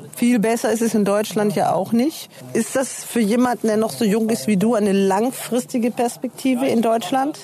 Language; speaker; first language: German; native; German